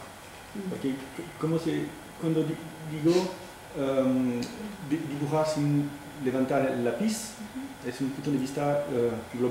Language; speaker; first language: Spanish; non-native, fluent; French